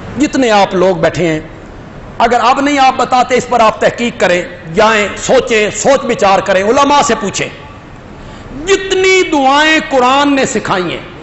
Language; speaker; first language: Urdu; non-native, local second language; Punjabi